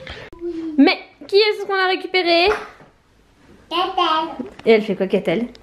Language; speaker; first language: French; native; French